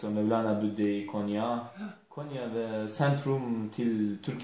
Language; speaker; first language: Norwegian; non-native, learner; Turkish